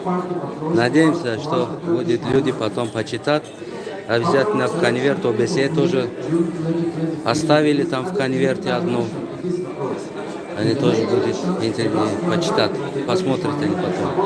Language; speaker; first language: Russian; non-native, learner; Tajik